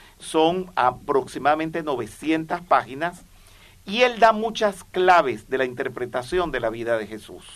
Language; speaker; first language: Spanish; native; Spanish